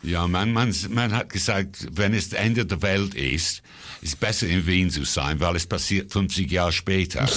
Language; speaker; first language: German; non-native, fluent; English